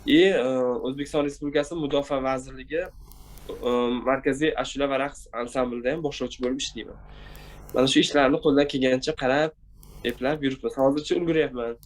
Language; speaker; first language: Uzbek; non-native, local second language; Tajik